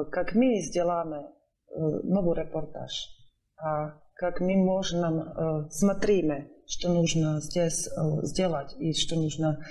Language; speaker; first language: Russian; non-native, learner; Slovak